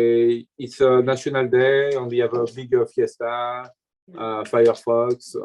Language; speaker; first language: English; non-native, learner; French